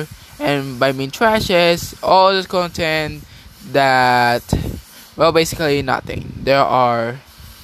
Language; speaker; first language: English; non-native, local second language; Filipino